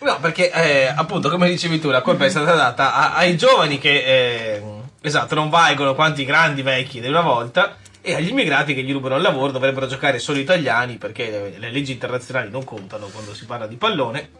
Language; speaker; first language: Italian; native; Italian